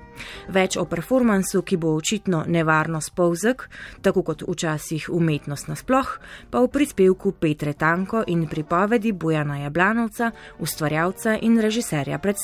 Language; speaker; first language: Slovenian; native; Slovenian